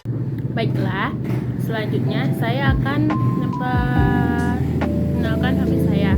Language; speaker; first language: Indonesian; non-native, local second language; Minangkabau